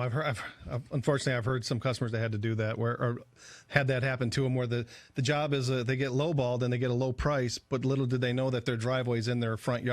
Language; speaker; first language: English; native; English